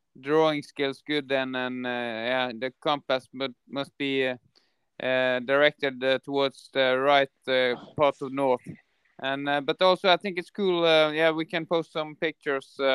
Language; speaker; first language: English; non-native, fluent; Norwegian